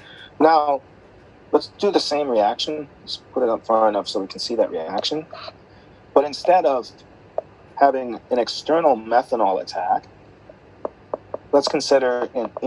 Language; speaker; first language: English; native; English